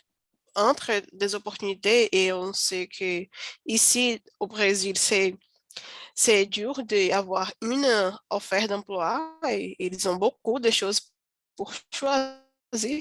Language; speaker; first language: French; non-native, learner; Portuguese